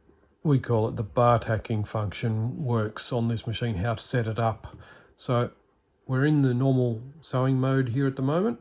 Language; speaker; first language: English; native; English